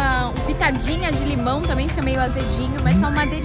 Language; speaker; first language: Portuguese; native; Portuguese